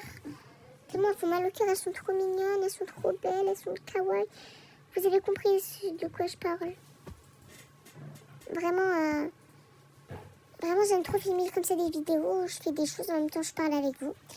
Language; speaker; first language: French; native; French